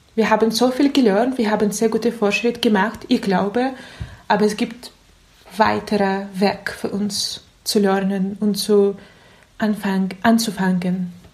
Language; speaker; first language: German; non-native, learner; Russian